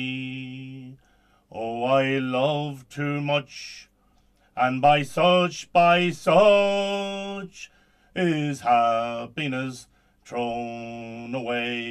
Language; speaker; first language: English; native; English